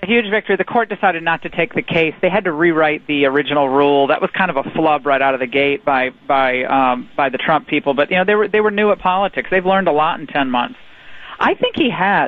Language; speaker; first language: English; native; English